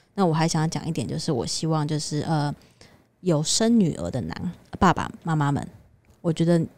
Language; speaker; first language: Chinese; native; Chinese